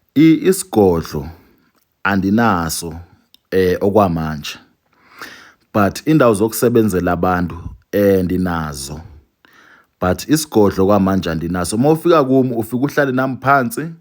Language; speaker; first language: Zulu; non-native, local second language; Xhosa